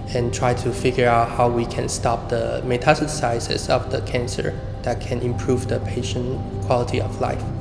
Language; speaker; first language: English; non-native, fluent; Chinese